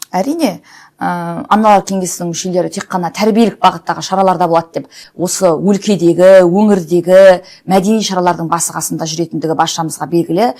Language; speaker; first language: Kazakh; native; Kazakh